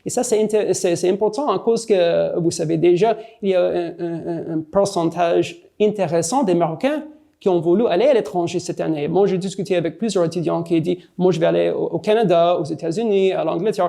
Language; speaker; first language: French; non-native, fluent; English